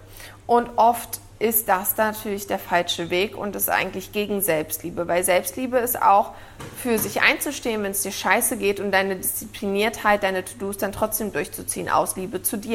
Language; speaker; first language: German; native; German